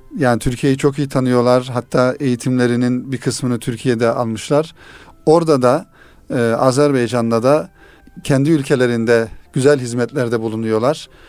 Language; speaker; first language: Turkish; native; Turkish